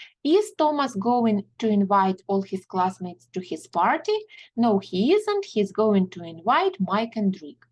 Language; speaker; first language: English; non-native, fluent; Ukrainian